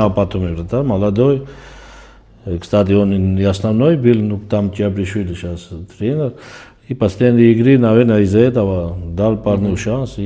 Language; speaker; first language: Russian; non-native, fluent; Georgian